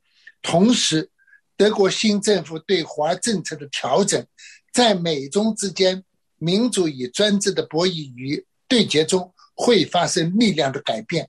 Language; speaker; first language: Chinese; native; Chinese